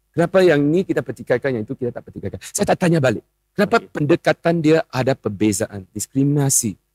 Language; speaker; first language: Malay; non-native, local second language; Chinese